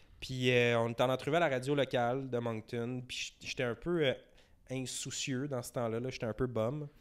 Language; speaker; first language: French; native; French